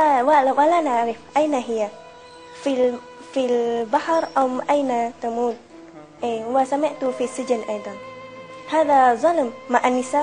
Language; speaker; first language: Arabic; non-native, learner; Malay